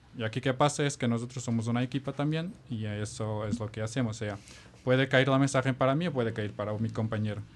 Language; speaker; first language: Spanish; non-native, fluent; Portuguese